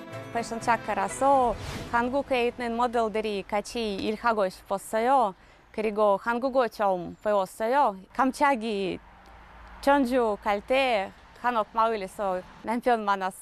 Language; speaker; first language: Korean; non-native, learner; Russian